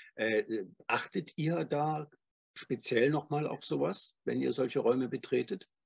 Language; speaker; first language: German; native; German